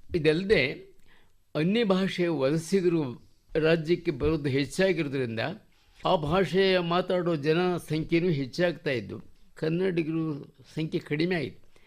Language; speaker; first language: Kannada; native; Kannada